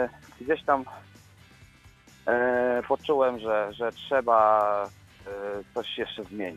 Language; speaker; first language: Polish; native; Polish